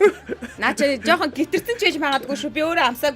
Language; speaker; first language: Mongolian; native; Mongolian